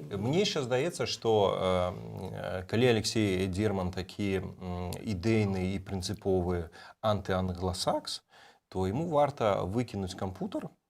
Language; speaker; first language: Belarusian; native; Belarusian